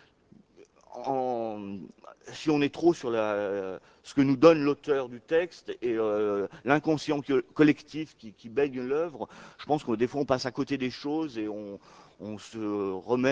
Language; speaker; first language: French; native; French